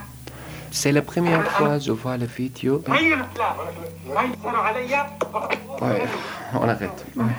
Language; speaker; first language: French; non-native, learner; Arabic